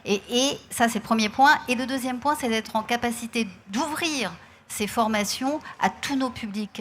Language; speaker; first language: French; native; French